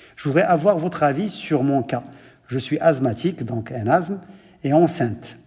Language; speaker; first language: French; non-native, local second language; Arabic